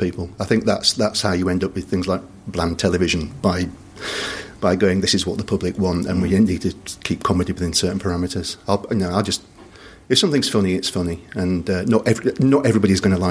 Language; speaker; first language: English; native; English